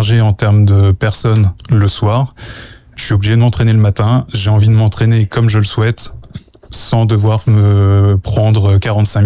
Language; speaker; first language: French; native; French